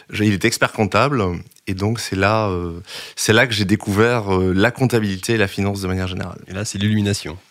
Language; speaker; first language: French; native; French